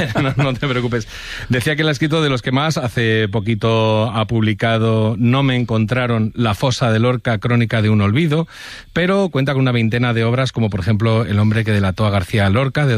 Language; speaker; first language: Spanish; native; Spanish